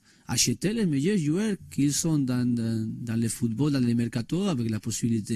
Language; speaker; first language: French; non-native, learner; Spanish